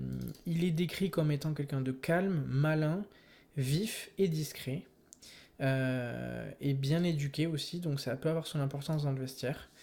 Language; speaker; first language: French; native; French